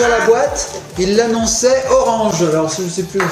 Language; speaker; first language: French; native; French